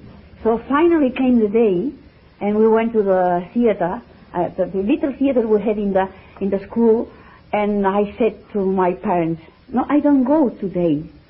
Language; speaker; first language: English; non-native, fluent; Spanish